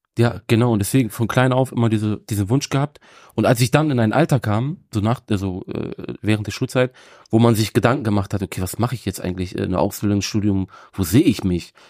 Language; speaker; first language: German; native; German